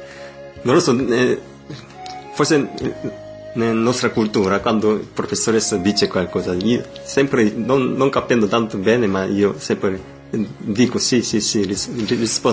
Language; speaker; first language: Italian; non-native, learner; Korean